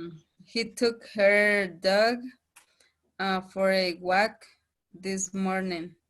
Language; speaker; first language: English; non-native, learner; Spanish